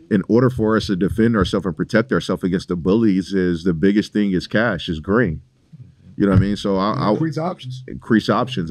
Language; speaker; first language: English; native; English